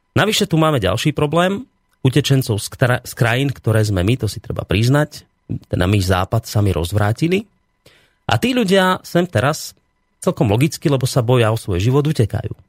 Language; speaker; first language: Slovak; native; Slovak